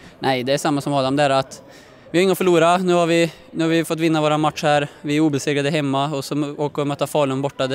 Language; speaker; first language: Swedish; native; Swedish